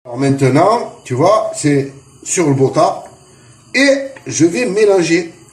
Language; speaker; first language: French; non-native, local second language; Arabic